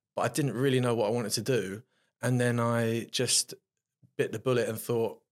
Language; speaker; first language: English; native; English